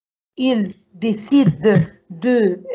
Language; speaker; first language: French; non-native, learner; Arabic